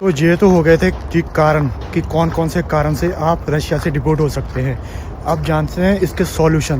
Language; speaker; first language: Hindi; non-native, local second language; Punjabi